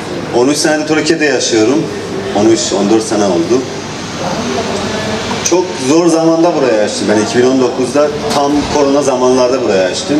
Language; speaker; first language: Turkish; non-native, learner; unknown